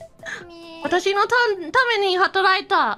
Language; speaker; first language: Japanese; non-native, learner; English